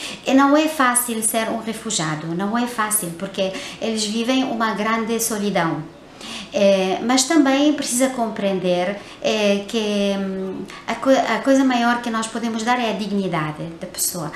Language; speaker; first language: Portuguese; non-native, fluent; Arabic